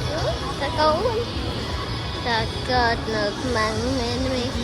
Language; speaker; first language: Danish; early bilingual, heritage; Danish